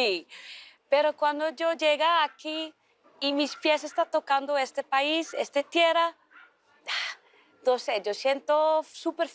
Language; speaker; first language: Spanish; non-native, learner; Dutch